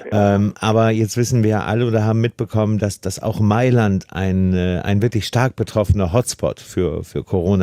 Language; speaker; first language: German; native; German